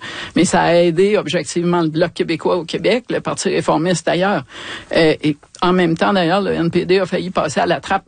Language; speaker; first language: French; native; French